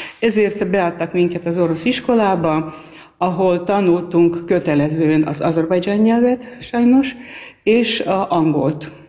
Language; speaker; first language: Hungarian; non-native, fluent; Armenian